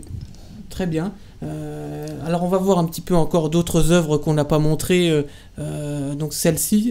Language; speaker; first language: French; native; French